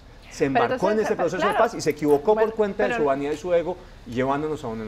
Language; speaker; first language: Spanish; native; Spanish